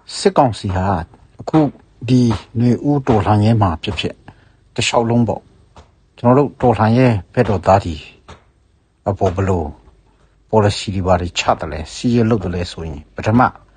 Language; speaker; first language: Burmese; non-native, local second language; Hakha Chin